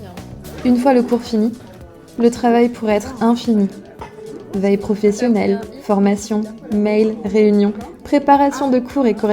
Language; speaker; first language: French; native; French